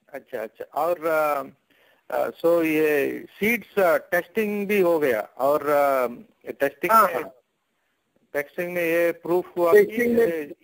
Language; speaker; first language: Hindi; non-native, local second language; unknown